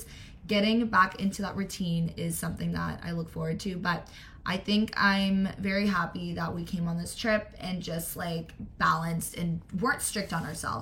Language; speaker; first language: English; native; English